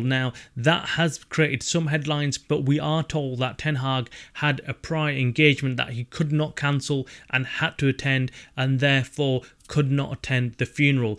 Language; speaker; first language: English; native; English